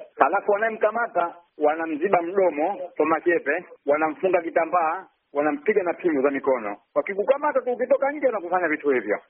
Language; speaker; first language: Swahili; native; Swahili